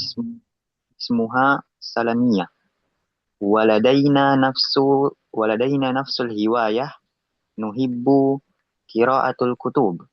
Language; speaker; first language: Arabic; non-native, learner; Indonesian